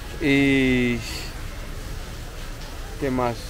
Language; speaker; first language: Spanish; non-native, learner; English